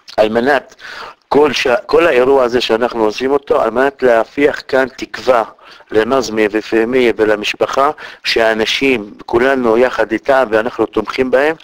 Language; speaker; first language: Hebrew; non-native, local second language; Arabic